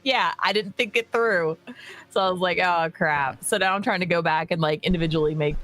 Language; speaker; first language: English; native; English